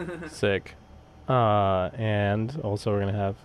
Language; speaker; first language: English; native; English